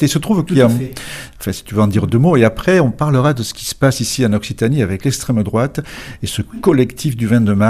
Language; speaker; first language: French; native; French